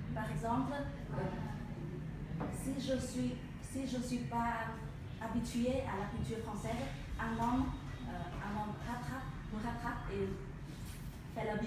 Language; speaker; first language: French; non-native, learner; Vietnamese